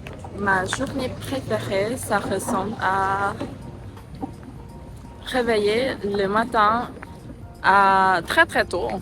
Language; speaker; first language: French; non-native, learner; Thai